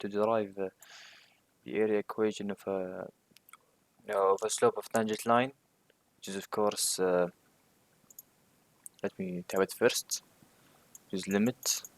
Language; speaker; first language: English; non-native, fluent; Arabic